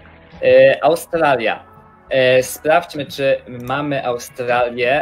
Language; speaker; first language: Polish; native; Polish